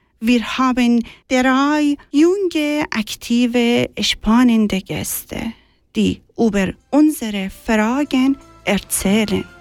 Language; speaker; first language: German; non-native, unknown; Persian